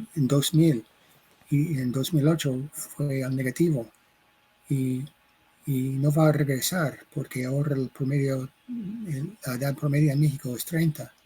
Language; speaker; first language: Spanish; non-native, fluent; English